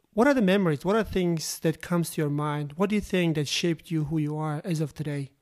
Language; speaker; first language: English; non-native, fluent; Uzbek